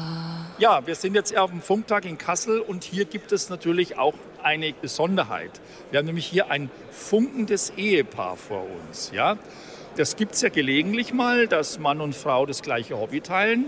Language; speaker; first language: German; native; German